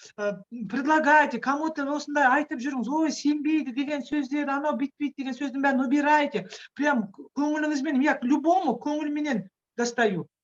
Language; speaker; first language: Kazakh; non-native, local second language; Russian